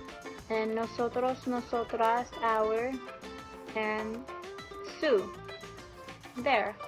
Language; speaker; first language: Spanish; non-native, learner; English